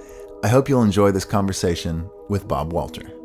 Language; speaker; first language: English; native; English